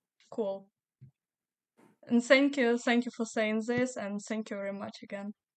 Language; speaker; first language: English; non-native, fluent; Ukrainian